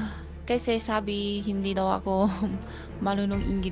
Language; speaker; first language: Filipino; non-native, learner; Chinese